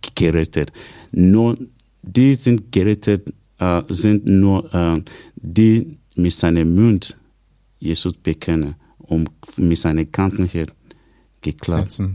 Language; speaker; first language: German; non-native, fluent; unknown